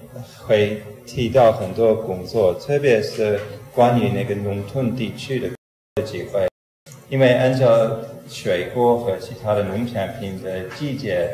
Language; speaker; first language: Chinese; non-native, fluent; English